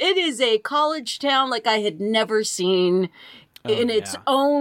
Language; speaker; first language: English; native; English